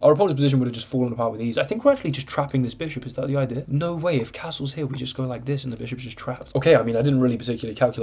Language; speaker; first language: English; native; English